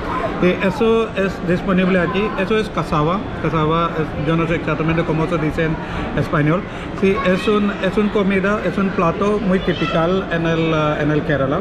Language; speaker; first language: Spanish; non-native, learner; Malayalam